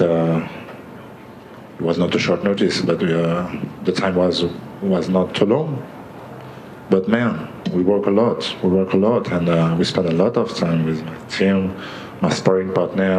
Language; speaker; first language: English; non-native, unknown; French